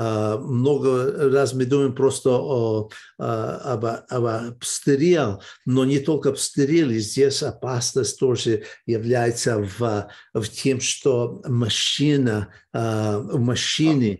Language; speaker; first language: Russian; early bilingual, heritage; Russian